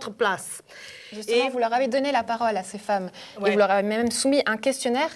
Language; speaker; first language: French; native; French